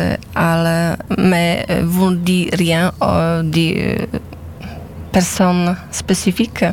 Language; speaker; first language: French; non-native, learner; Polish